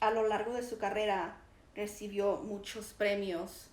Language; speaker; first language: Spanish; early bilingual, heritage; Spanish